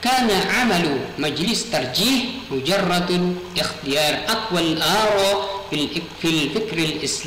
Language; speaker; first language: Arabic; non-native, fluent; Indonesian